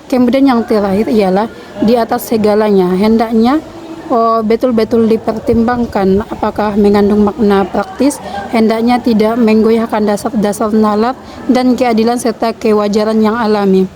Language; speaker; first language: Indonesian; native; Indonesian